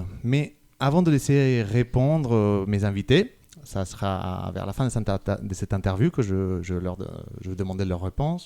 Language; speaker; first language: French; native; French